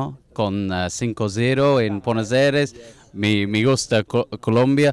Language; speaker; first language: Spanish; non-native, learner; English